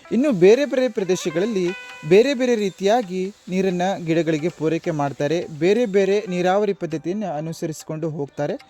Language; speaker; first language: Kannada; non-native, local second language; Konkani